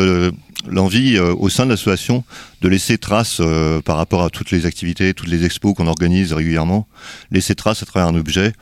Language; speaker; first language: French; native; French